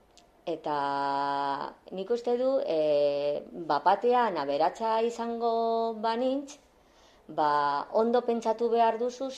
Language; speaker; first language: Basque; non-native, learner; Spanish